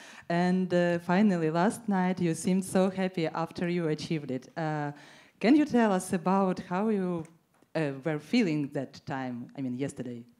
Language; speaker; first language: English; non-native, fluent; Ukrainian